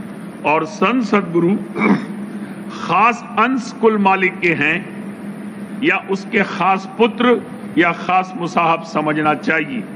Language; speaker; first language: Hindi; native; Hindi